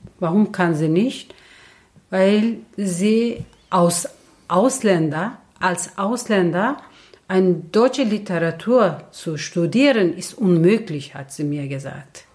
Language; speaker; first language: German; non-native, learner; Kurdish